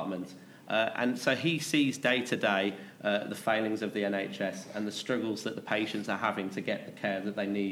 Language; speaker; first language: English; native; English